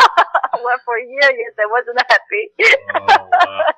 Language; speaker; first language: English; non-native, fluent; Arabic